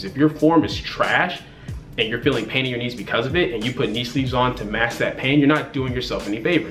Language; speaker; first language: English; native; English